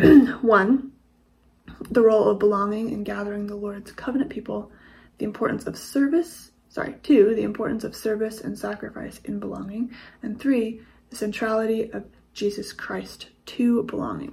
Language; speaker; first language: English; native; English